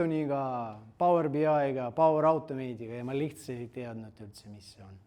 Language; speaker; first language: Estonian; non-native, fluent; Russian